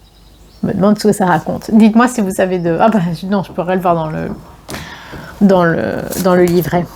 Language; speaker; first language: French; native; French